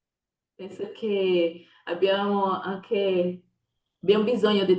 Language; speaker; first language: Italian; non-native, fluent; Portuguese